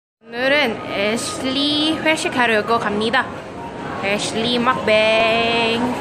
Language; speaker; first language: Korean; non-native, learner; Indonesian